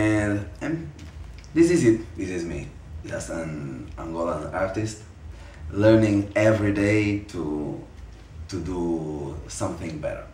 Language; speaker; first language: English; non-native, fluent; Portuguese